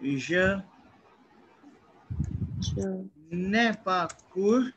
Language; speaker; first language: French; non-native, learner; Hindi